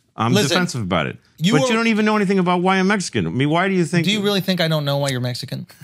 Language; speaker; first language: English; native; English